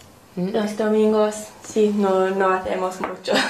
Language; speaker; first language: Spanish; non-native, learner; English